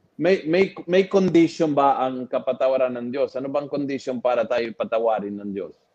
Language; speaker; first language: Filipino; non-native, fluent; Spanish